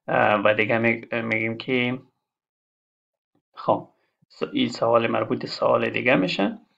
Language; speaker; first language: Persian; non-native, local second language; Pashto